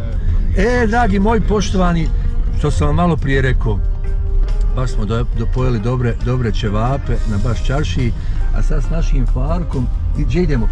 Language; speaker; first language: Croatian; native; Croatian